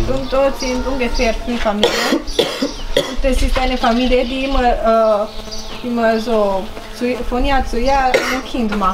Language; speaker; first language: German; non-native, fluent; Romanian